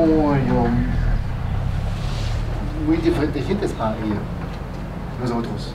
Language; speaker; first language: Spanish; non-native, learner; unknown